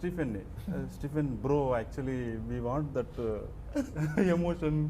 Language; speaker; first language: Telugu; native; Telugu